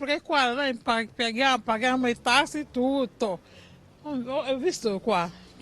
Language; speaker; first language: Italian; non-native, learner; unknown